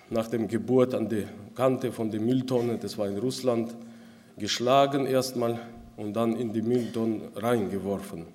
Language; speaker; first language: German; non-native, local second language; Russian